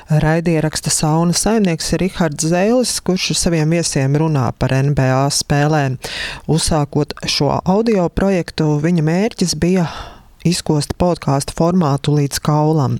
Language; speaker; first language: Latvian; native; Latvian